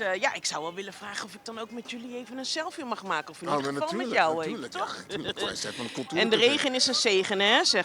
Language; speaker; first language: Dutch; native; Dutch